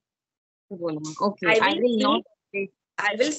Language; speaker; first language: English; non-native, learner; Hindi